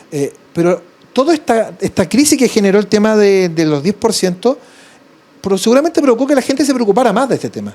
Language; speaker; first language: Spanish; native; Spanish